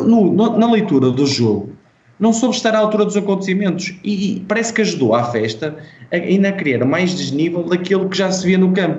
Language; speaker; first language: Portuguese; native; Portuguese